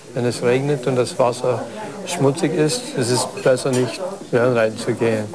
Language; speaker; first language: German; non-native, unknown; English